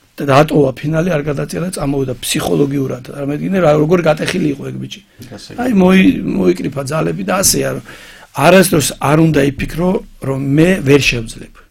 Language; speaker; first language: Georgian; native; Georgian